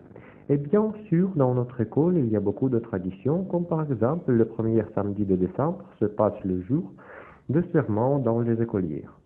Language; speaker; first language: French; non-native, learner; Russian